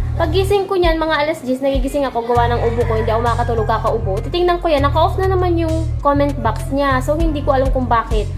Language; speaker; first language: Filipino; non-native, local second language; Bikol